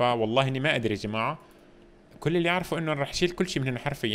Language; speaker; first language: Arabic; native; Arabic